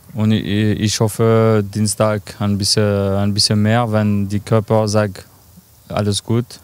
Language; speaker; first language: German; non-native, learner; French